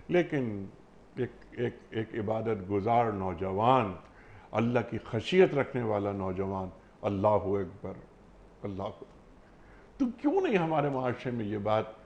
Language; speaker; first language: Urdu; native; Urdu